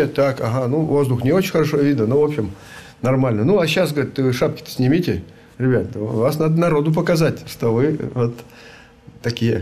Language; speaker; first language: Russian; native; Russian